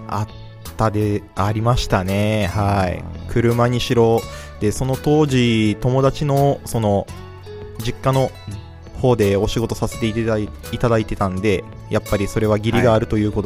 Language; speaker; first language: Japanese; early bilingual, other home language; Portuguese